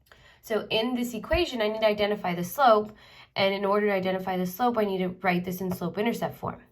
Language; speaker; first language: English; native; English